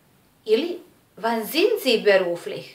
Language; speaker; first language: German; non-native, learner; Serbian